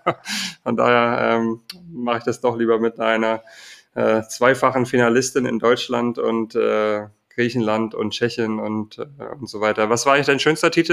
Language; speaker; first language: German; native; German